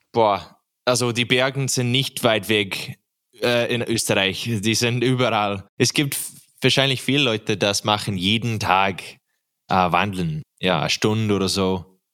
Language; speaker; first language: German; non-native, learner; English